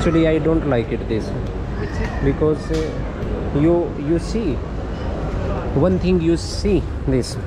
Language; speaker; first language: English; non-native, learner; Hindi